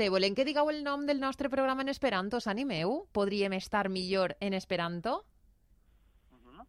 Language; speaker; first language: Catalan; native; Catalan